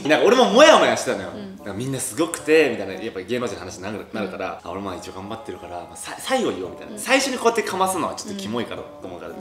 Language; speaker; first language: Japanese; native; Japanese